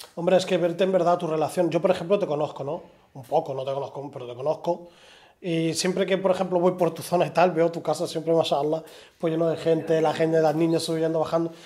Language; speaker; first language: Spanish; early bilingual, other home language; Arabic